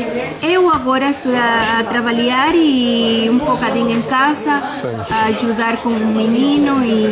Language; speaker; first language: Portuguese; non-native, learner; Spanish